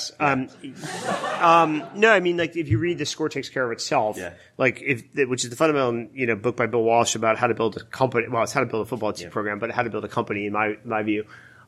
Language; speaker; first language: English; native; English